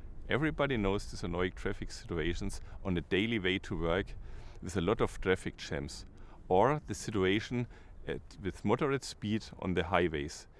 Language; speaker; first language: English; non-native, fluent; German